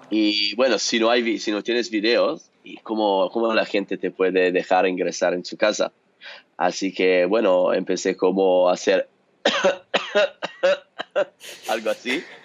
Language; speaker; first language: Spanish; non-native, fluent; Italian